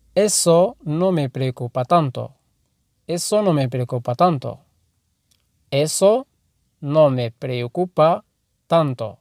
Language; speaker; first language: Spanish; non-native, fluent; Arabic